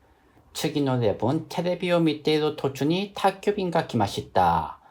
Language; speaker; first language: Japanese; non-native, fluent; Korean